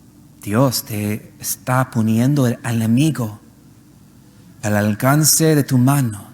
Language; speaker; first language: Spanish; non-native, learner; English